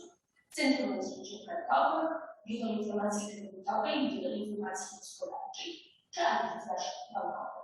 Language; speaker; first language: Polish; native; Polish